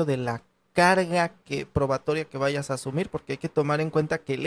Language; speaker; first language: Spanish; native; Spanish